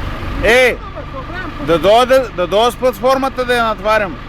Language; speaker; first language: Bulgarian; native; Bulgarian